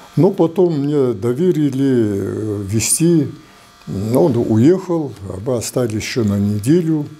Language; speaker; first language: Russian; non-native, local second language; Adyghe